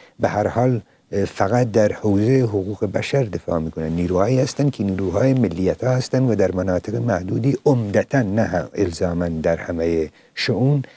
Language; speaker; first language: Persian; non-native, local second language; Central Kurdish